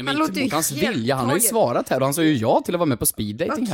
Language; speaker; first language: Swedish; native; Swedish